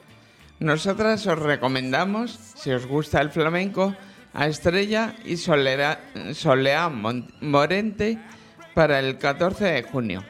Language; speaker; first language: Spanish; native; Spanish